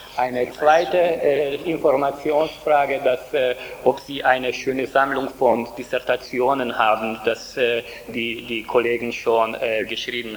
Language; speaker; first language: German; non-native, fluent; Hungarian